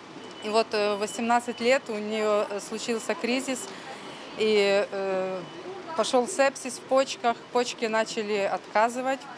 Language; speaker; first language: Russian; native; Russian